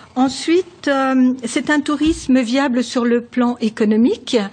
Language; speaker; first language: French; native; French